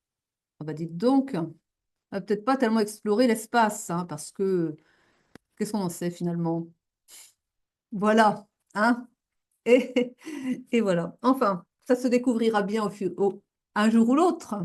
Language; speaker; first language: French; native; French